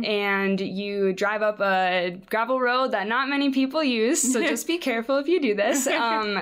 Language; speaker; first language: English; native; English